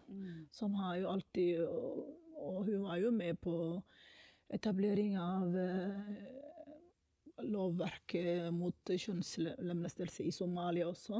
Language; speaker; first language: Norwegian; non-native, fluent; Somali